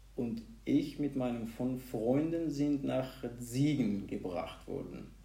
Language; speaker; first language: German; non-native, fluent; Persian